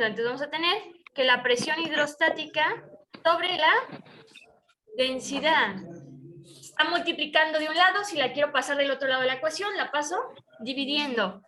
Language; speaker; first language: Spanish; native; Spanish